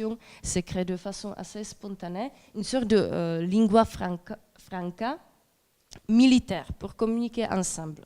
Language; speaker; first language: French; non-native, fluent; Czech